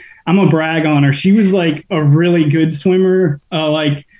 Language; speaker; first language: English; native; English